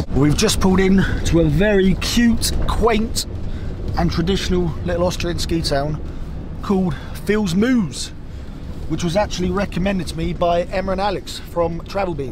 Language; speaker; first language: English; native; English